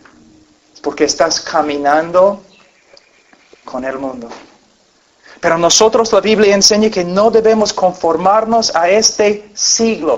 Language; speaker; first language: Spanish; non-native, fluent; English